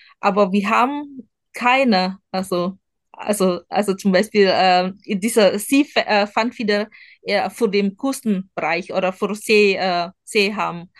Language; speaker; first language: German; non-native, learner; Indonesian